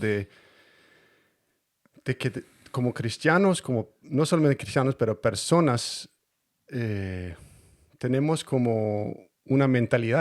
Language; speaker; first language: Spanish; non-native, learner; Danish